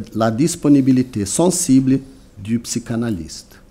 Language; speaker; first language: French; non-native, fluent; Portuguese